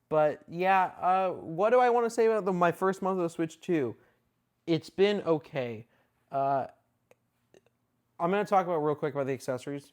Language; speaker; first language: English; native; English